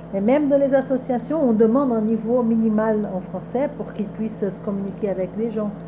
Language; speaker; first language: French; non-native, fluent; Portuguese